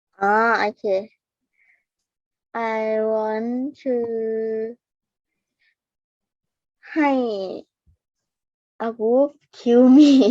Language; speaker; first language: English; non-native, learner; Thai